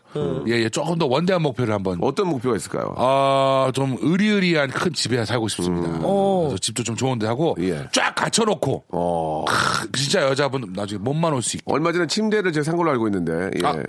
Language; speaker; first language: Korean; native; Korean